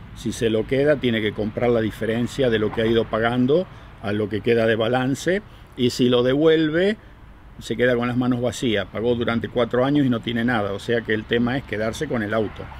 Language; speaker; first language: Spanish; native; Spanish